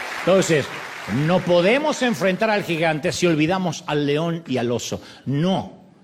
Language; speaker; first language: Spanish; native; Spanish